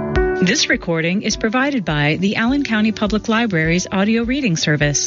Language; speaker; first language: English; native; English